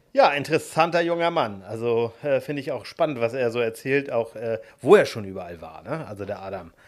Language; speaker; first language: German; native; German